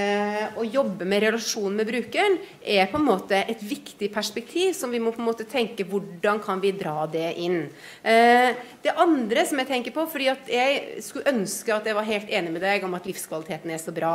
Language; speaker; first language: Norwegian; native; Norwegian